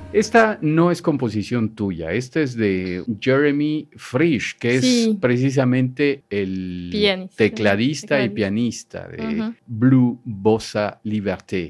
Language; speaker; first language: Spanish; native; Spanish